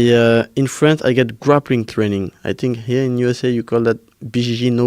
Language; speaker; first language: English; non-native, fluent; French